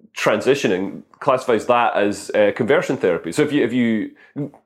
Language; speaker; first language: English; native; English